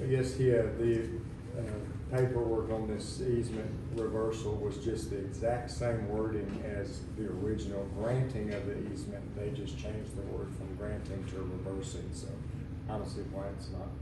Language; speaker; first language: English; native; English